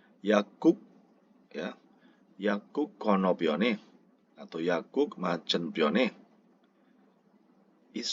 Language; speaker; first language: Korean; non-native, fluent; Indonesian